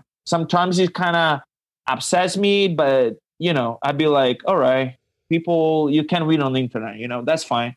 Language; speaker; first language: English; non-native, fluent; Ukrainian